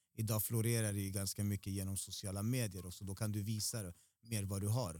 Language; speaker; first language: Swedish; early bilingual, other home language; Spanish